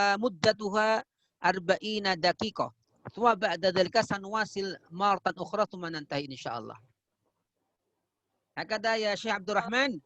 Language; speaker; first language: Arabic; non-native, fluent; Indonesian